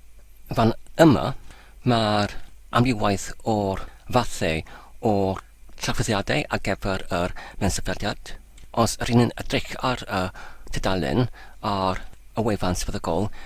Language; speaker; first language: Welsh; non-native, learner; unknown